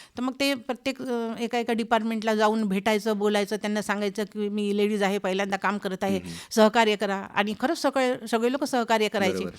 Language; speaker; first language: Marathi; non-native, local second language; Hindi